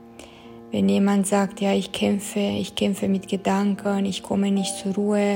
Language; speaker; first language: German; non-native, fluent; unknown